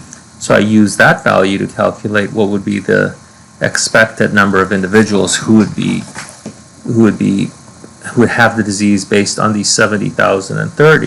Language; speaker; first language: English; native; English